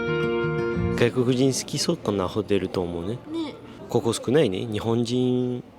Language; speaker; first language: Japanese; non-native, learner; French